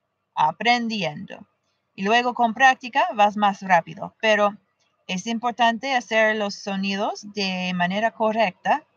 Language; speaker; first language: Spanish; non-native, fluent; English